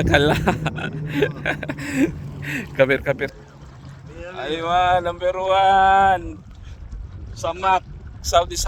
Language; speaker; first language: Arabic; non-native, learner; Filipino